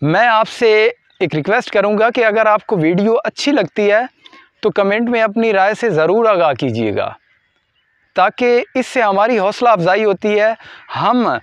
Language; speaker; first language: Urdu; non-native, local second language; Punjabi